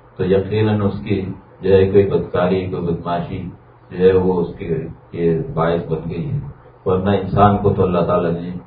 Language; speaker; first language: Urdu; native; Urdu